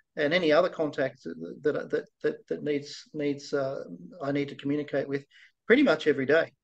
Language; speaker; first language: English; native; English